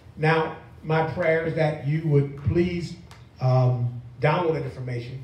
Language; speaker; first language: English; native; English